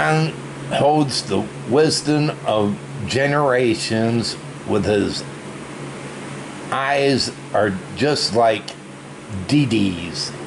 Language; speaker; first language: English; native; English